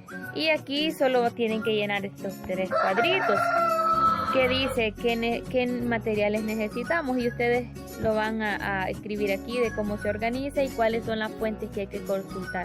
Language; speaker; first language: Spanish; native; Spanish